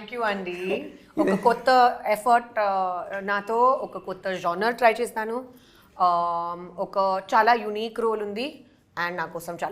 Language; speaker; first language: Telugu; non-native, local second language; Hindi